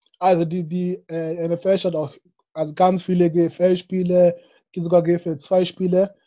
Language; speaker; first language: German; early bilingual, other home language; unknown